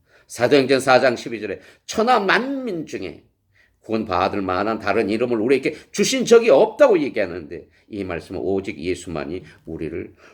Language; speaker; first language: Korean; native; Korean